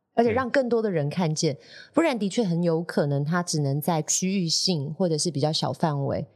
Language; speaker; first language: Chinese; native; Chinese